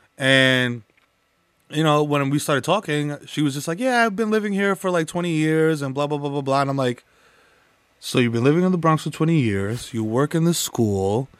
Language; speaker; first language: English; early bilingual, other home language; Spanish